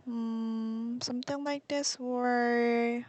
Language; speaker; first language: English; non-native, learner; Korean